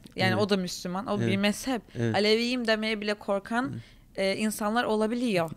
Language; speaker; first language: Turkish; native; Turkish